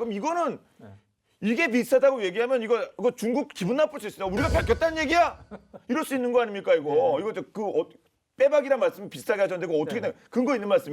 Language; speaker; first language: Korean; native; Korean